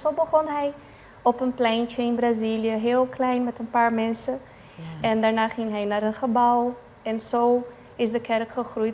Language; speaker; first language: Dutch; non-native, fluent; Portuguese